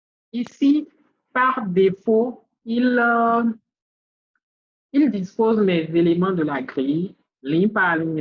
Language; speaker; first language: French; native; French